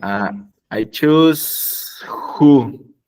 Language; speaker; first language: English; non-native, learner; Spanish